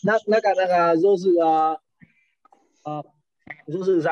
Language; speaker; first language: Japanese; non-native, learner; Vietnamese